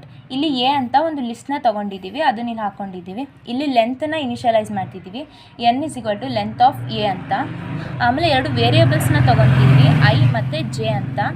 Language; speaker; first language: Kannada; native; Kannada